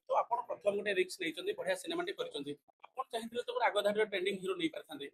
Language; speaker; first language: Odia; native; Odia